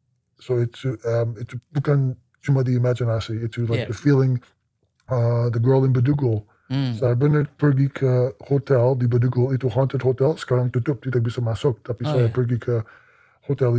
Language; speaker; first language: Indonesian; non-native, learner; English